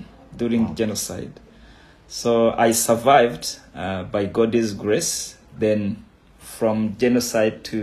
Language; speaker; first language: English; non-native, local second language; Kinyarwanda